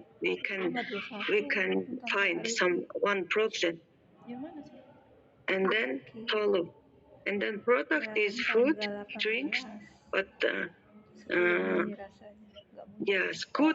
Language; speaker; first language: English; non-native, learner; Mongolian